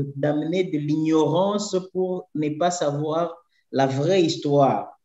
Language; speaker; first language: French; native; French